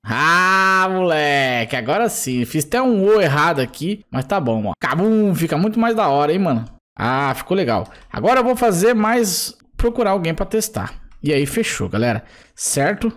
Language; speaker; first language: Portuguese; native; Portuguese